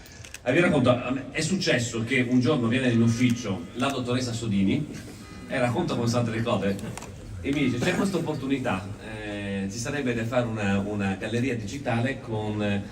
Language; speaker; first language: Italian; native; Italian